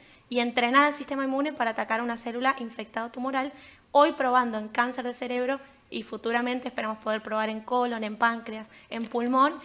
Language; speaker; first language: Spanish; native; Spanish